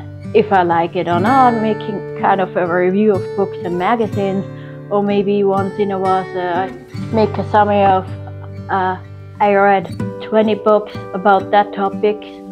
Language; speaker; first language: English; non-native, fluent; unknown